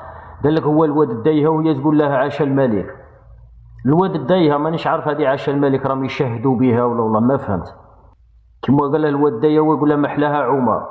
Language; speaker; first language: Arabic; native; Arabic